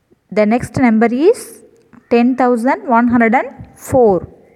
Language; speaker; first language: English; non-native, local second language; Tamil